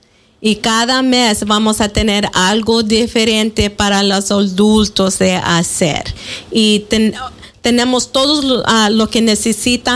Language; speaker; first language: Spanish; non-native, fluent; English